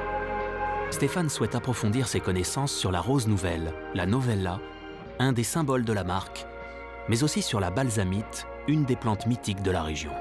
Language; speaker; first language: French; native; French